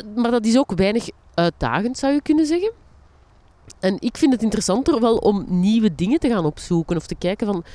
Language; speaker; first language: Dutch; native; Dutch